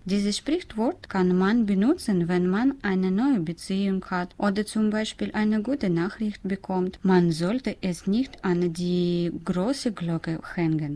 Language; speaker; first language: German; non-native, learner; Russian